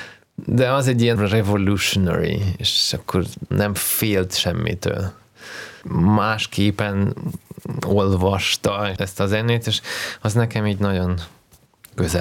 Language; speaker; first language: Hungarian; non-native, fluent; Russian